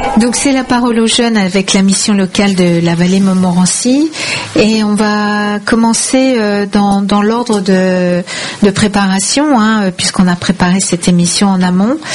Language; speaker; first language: French; native; French